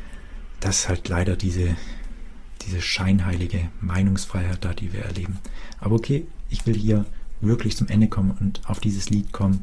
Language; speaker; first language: German; native; German